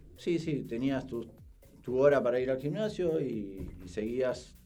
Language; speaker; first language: Spanish; native; Spanish